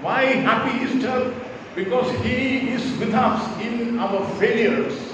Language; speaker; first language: English; non-native, local second language; Malayalam